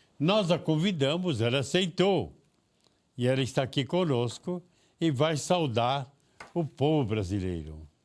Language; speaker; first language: Portuguese; native; Portuguese